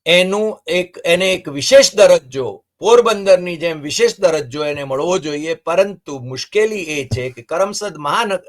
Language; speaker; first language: Gujarati; native; Gujarati